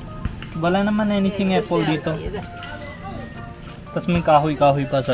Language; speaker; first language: Filipino; non-native, learner; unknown